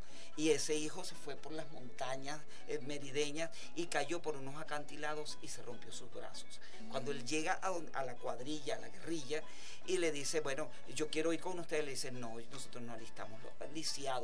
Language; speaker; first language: Spanish; native; Spanish